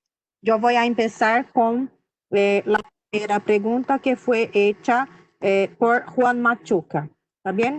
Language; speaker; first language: Spanish; non-native, fluent; Portuguese